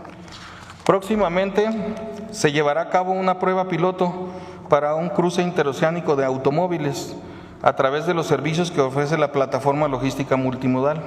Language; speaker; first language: Spanish; native; Spanish